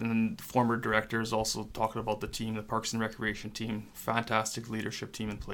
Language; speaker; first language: English; non-native, fluent; French